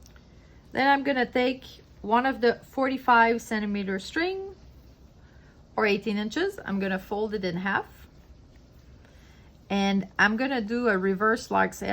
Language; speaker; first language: English; non-native, fluent; French